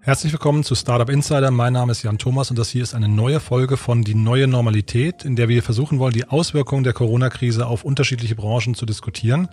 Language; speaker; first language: German; native; German